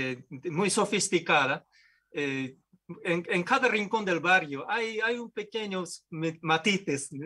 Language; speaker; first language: Spanish; non-native, fluent; Japanese